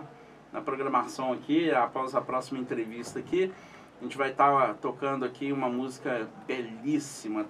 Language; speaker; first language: Portuguese; native; Portuguese